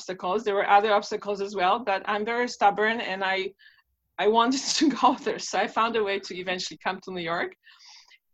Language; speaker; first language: English; non-native, fluent; Polish